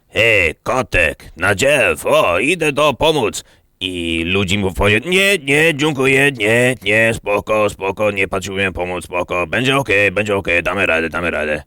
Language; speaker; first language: Polish; non-native, learner; English